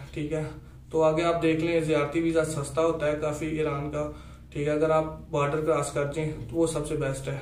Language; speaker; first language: Urdu; non-native, local second language; Punjabi